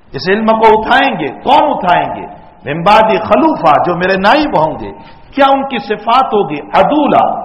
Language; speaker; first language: Urdu; non-native, local second language; Gujarati